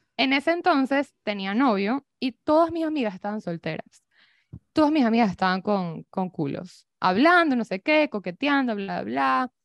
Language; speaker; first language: Spanish; native; Spanish